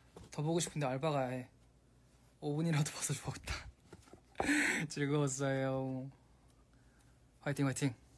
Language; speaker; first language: Korean; early bilingual, heritage; Korean